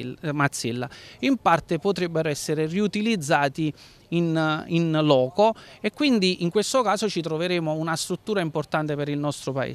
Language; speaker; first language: Italian; native; Italian